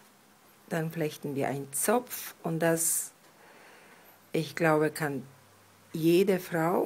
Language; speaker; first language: German; non-native, fluent; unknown